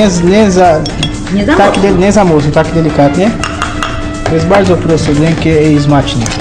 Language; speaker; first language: Polish; non-native, learner; Portuguese